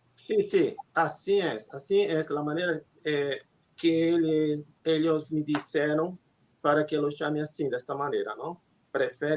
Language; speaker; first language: Spanish; non-native, learner; Portuguese